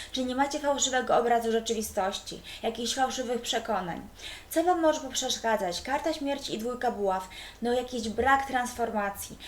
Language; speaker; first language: Polish; native; Polish